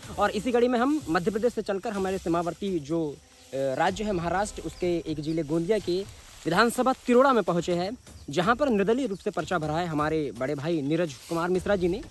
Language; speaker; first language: Hindi; native; Hindi